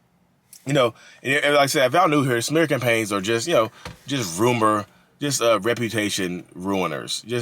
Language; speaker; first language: English; native; English